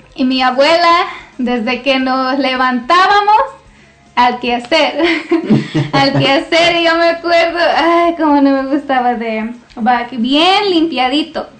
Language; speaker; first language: Spanish; early bilingual, heritage; Spanish